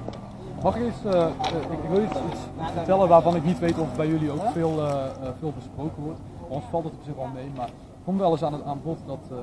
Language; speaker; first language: Dutch; native; Dutch